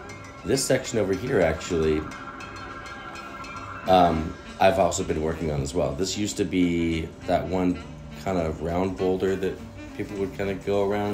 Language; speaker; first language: English; native; English